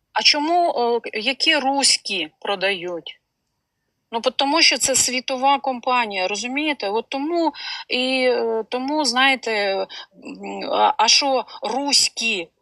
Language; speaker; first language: Ukrainian; non-native, local second language; Russian